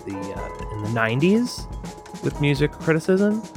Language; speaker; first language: English; native; English